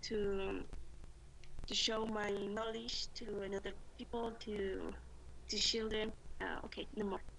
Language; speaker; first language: English; non-native, learner; Spanish